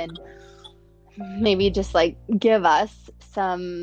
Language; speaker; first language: English; native; English